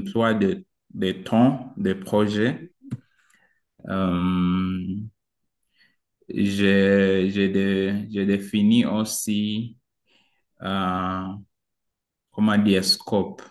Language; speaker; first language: French; non-native, learner; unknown